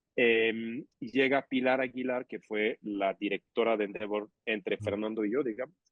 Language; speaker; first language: Spanish; non-native, fluent; French